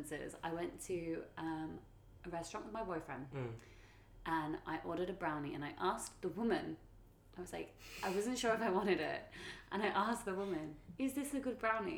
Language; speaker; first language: English; native; English